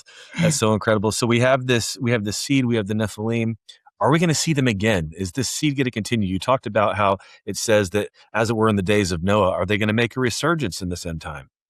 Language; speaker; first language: English; native; English